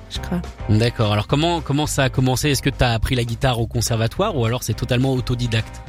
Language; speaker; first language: French; native; French